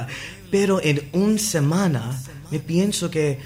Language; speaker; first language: Spanish; non-native, learner; English